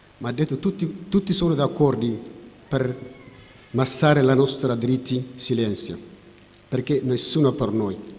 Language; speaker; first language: Italian; non-native, learner; Tigrinya